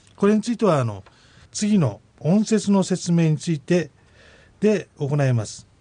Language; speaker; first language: Japanese; native; Japanese